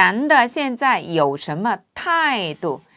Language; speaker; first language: Chinese; non-native, fluent; Korean